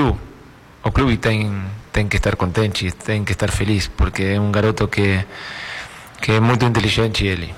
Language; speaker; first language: Portuguese; non-native, fluent; Spanish